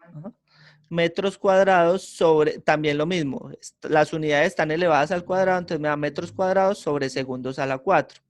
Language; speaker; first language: Spanish; native; Spanish